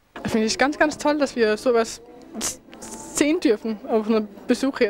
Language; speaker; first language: German; non-native, fluent; Danish